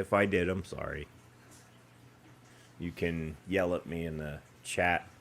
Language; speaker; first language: English; native; English